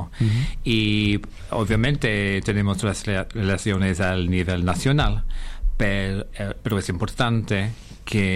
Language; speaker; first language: Spanish; non-native, fluent; English